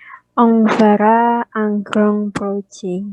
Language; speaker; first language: French; non-native, learner; Indonesian